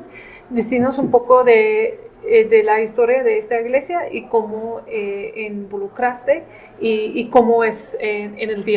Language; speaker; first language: Spanish; non-native, fluent; English